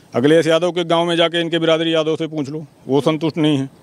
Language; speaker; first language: Hindi; native; Hindi